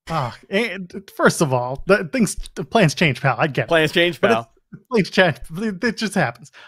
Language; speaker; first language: English; native; English